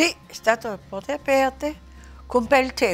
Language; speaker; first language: Italian; non-native, learner; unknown